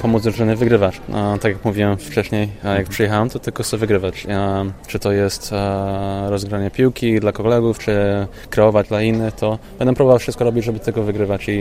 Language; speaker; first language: Polish; early bilingual, heritage; English